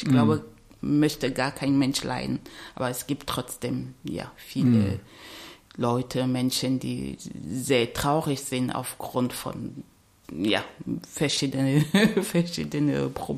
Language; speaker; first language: German; non-native, fluent; French